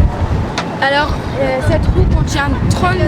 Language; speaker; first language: French; native; French